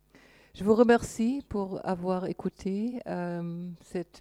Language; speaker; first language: French; non-native, fluent; German